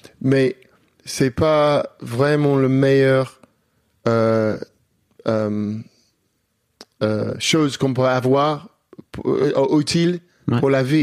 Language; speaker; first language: French; non-native, learner; English